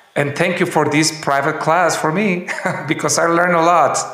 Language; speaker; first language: English; non-native, fluent; Spanish